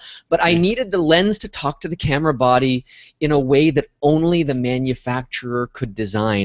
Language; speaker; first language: English; native; English